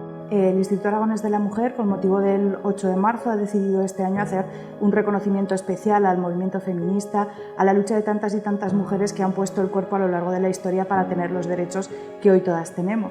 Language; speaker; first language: Spanish; native; Spanish